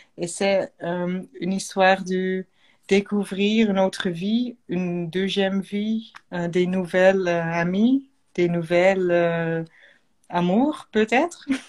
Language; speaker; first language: French; non-native, learner; Dutch